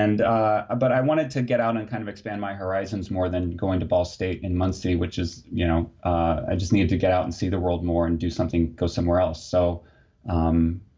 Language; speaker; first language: English; native; English